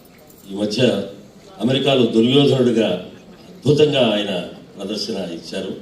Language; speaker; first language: Telugu; native; Telugu